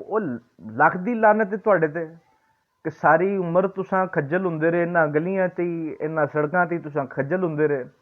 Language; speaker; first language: Urdu; non-native, local second language; Punjabi